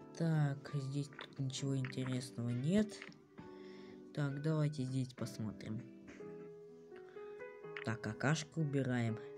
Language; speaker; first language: Russian; native; Russian